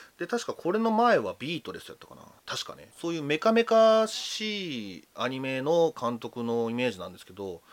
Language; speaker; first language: Japanese; native; Japanese